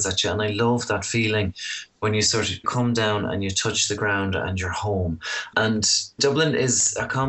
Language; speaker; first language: English; native; English